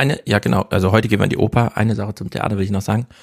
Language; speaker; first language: German; native; German